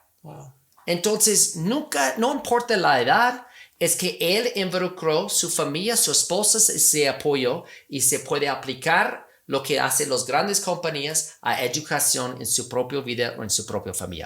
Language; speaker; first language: Spanish; non-native, fluent; English